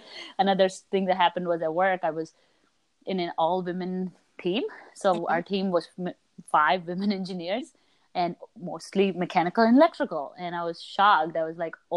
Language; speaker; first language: English; non-native, local second language; Hindi